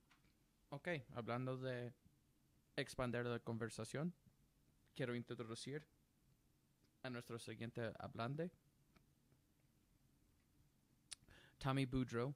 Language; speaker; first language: Spanish; non-native, learner; English